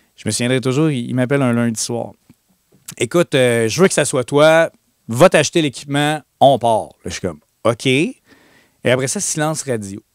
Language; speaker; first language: French; native; French